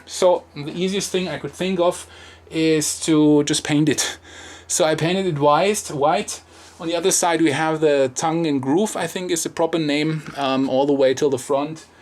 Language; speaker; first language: English; non-native, fluent; German